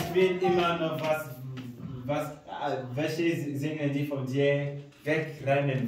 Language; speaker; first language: German; non-native, fluent; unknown